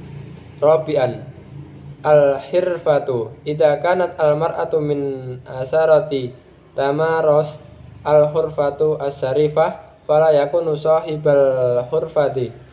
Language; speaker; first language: Arabic; non-native, learner; Indonesian